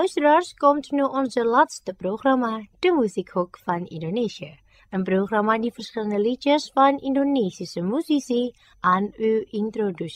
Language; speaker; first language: Dutch; non-native, fluent; Indonesian